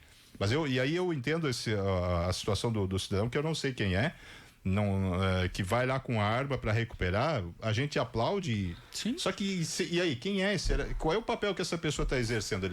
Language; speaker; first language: Portuguese; native; Portuguese